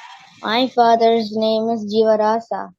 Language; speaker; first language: English; non-native, learner; Tamil